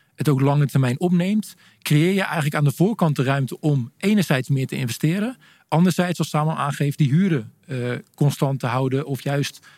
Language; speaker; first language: Dutch; native; Dutch